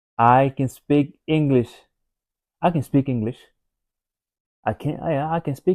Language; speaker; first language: English; non-native, fluent; French